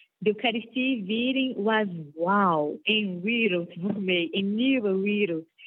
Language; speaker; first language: Dutch; non-native, fluent; Portuguese